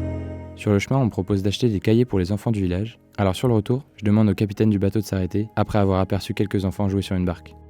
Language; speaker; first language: French; native; French